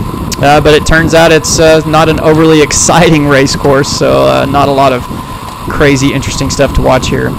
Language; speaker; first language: English; native; English